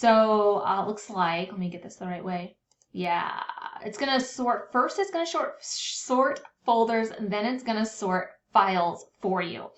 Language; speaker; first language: English; native; English